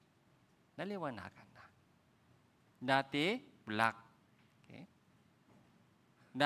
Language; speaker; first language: Filipino; non-native, fluent; Korean